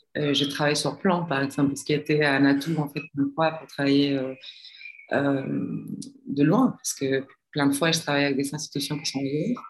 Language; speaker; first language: French; non-native, fluent; Spanish